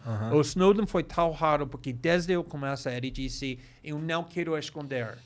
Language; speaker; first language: Portuguese; non-native, fluent; English